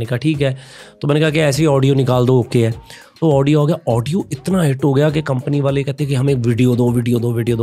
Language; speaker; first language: Hindi; non-native, local second language; Punjabi